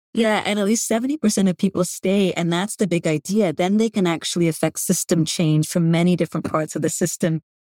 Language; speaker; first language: English; non-native, fluent; Gujarati